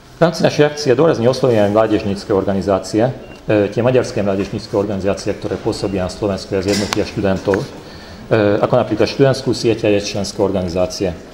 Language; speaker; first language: Slovak; non-native, local second language; Hungarian